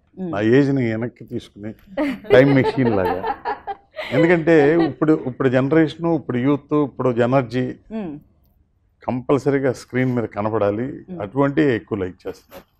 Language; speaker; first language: Telugu; native; Telugu